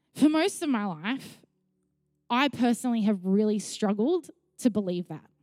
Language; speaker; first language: English; native; English